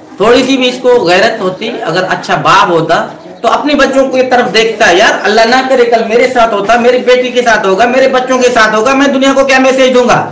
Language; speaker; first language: Urdu; non-native, local second language; Sindhi